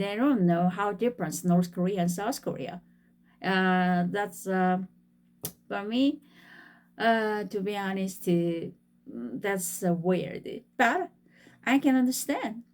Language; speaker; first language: English; non-native, fluent; Korean